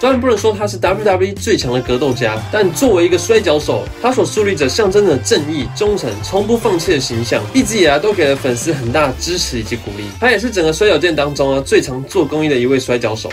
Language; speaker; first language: Chinese; native; Chinese